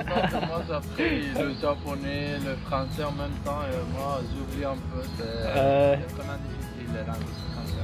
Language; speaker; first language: French; non-native, fluent; Spanish